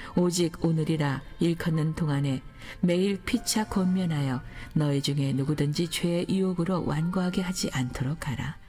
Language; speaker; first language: Korean; native; Korean